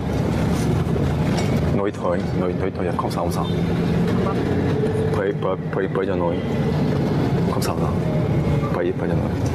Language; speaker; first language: Vietnamese; non-native, learner; Korean